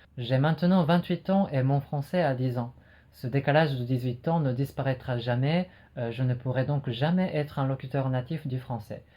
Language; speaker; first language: French; non-native, fluent; Japanese